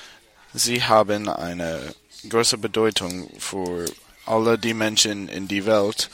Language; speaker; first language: German; non-native, learner; English